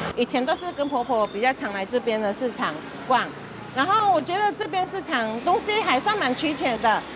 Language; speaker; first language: Chinese; early bilingual, heritage; Hakka Chinese